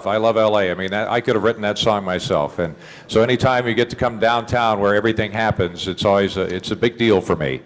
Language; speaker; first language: English; native; English